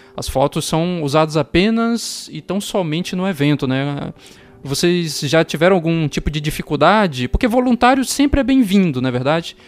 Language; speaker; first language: Portuguese; native; Portuguese